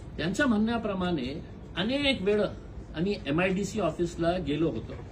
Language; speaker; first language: Marathi; non-native, local second language; Urdu